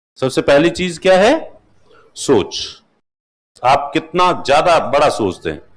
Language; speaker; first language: Hindi; non-native, local second language; Marwari